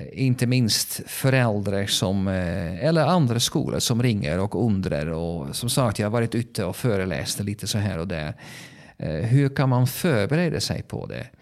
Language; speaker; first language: Swedish; non-native, fluent; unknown